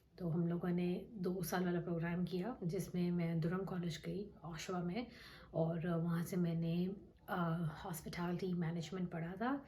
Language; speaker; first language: Urdu; native; Urdu